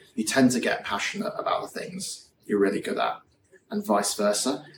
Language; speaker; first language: English; native; English